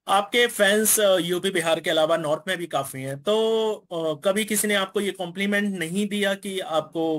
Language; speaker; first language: Hindi; native; Hindi